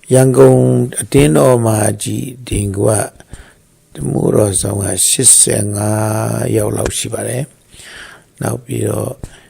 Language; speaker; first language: Burmese; non-native, local second language; Tedim Chin